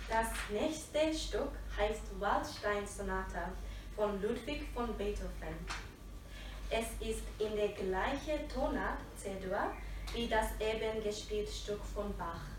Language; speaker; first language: German; non-native, fluent; Japanese